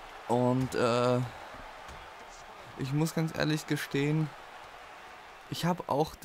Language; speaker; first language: German; native; German